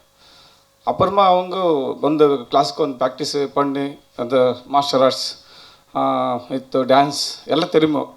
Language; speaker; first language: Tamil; non-native, learner; Kannada